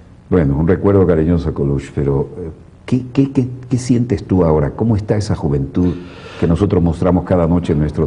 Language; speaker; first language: Spanish; native; Spanish